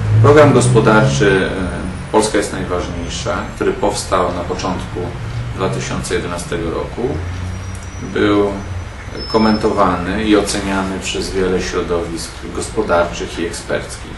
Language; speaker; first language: Polish; native; Polish